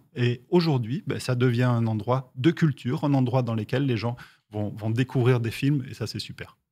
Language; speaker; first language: French; native; French